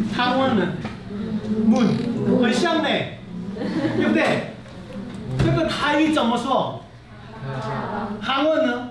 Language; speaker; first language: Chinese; non-native, fluent; Korean